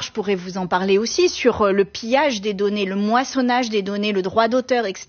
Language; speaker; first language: French; native; French